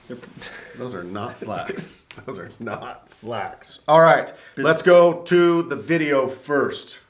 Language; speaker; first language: English; native; English